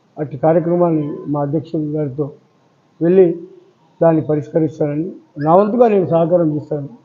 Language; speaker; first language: Telugu; non-native, local second language; Lambadi